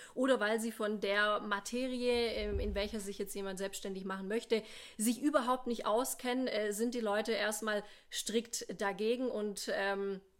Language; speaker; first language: German; native; German